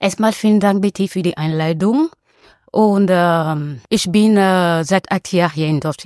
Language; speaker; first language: German; non-native, learner; French